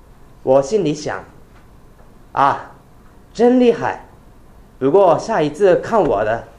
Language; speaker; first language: Chinese; non-native, fluent; Japanese